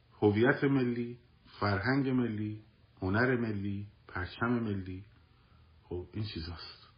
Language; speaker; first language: Persian; native; Persian